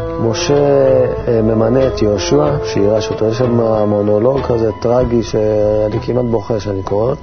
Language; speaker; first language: Hebrew; native; Hebrew